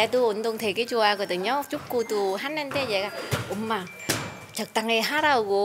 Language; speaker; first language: Korean; non-native, fluent; Vietnamese